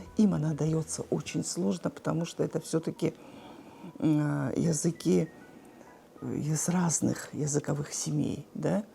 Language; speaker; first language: Russian; non-native, local second language; Abkhazian